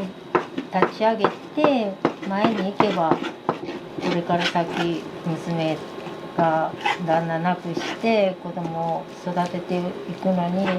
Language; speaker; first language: Japanese; native; Japanese